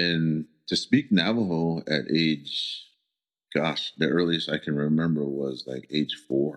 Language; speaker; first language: English; early bilingual, other home language; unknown